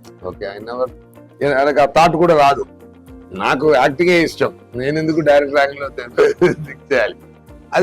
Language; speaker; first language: Telugu; non-native, fluent; Tamil